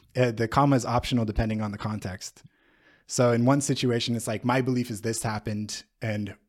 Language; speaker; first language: English; native; English